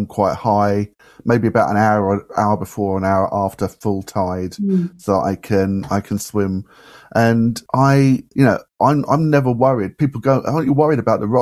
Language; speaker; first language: English; native; English